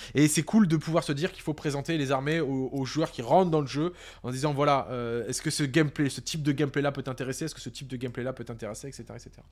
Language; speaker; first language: French; native; French